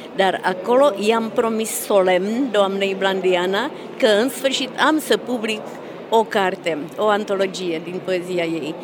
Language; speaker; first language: Romanian; non-native, fluent; Czech